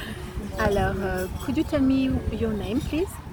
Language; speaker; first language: English; non-native, fluent; French